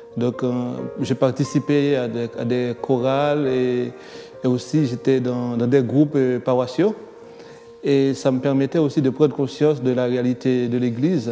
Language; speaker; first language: French; non-native, local second language; Haitian Creole